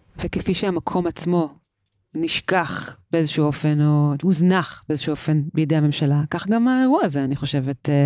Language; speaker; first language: Hebrew; native; Hebrew